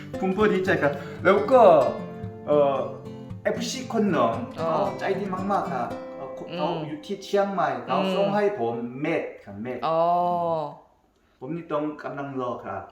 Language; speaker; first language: Thai; non-native, learner; Korean